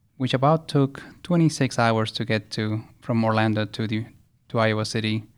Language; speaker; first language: English; early bilingual, other home language; Spanish